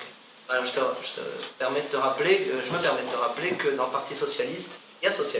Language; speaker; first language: French; native; French